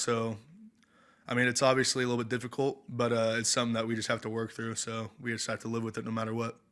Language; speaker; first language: English; native; English